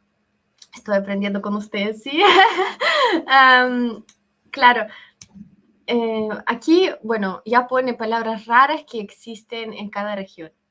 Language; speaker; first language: Spanish; non-native, fluent; Russian